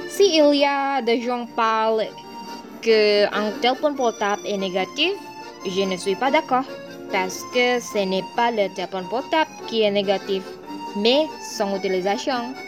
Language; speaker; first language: French; non-native, learner; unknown